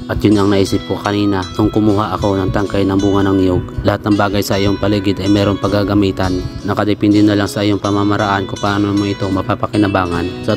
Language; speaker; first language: Filipino; non-native, local second language; Bikol